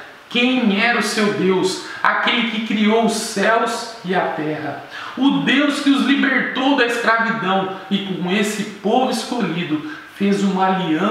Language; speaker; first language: Portuguese; native; Portuguese